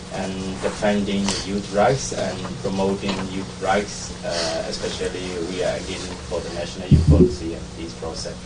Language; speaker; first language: English; non-native, learner; Burmese